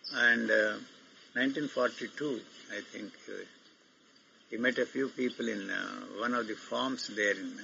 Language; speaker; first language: English; non-native, local second language; Telugu